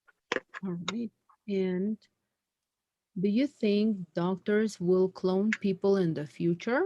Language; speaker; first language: English; non-native, fluent; Spanish